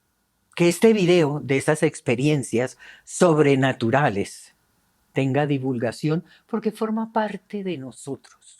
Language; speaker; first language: Spanish; native; Spanish